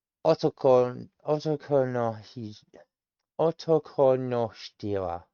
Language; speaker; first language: Japanese; non-native, learner; English